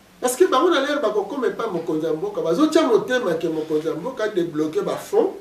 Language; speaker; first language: Lingala; non-native, local second language; Kongo